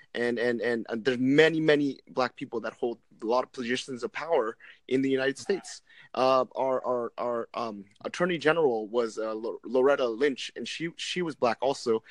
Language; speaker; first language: English; non-native, fluent; Vietnamese